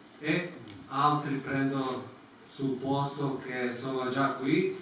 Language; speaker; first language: Italian; non-native, fluent; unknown